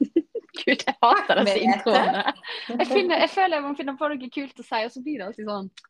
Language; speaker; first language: Norwegian; native; Norwegian